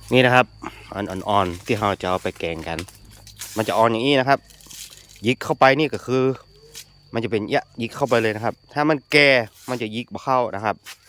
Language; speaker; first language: Thai; native; Thai